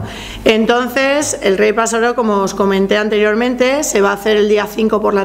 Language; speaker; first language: Spanish; native; Spanish